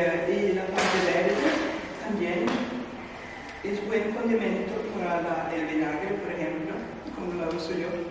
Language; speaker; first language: Spanish; non-native, fluent; Swedish